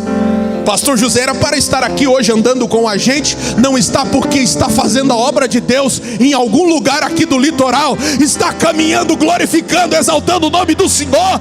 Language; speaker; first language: Portuguese; native; Portuguese